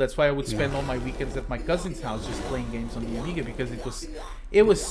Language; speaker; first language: English; non-native, fluent; Portuguese